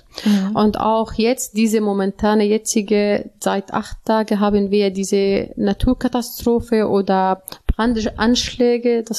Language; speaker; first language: German; non-native, learner; Arabic